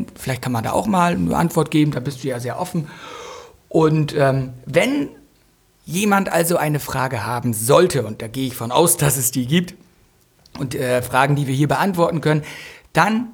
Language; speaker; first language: German; native; German